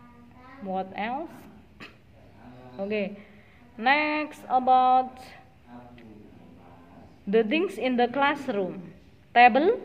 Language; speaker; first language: English; non-native, learner; Indonesian